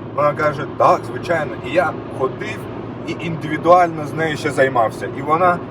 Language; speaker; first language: Ukrainian; native; Ukrainian